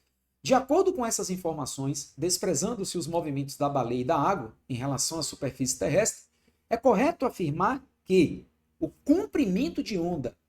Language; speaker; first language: Portuguese; native; Portuguese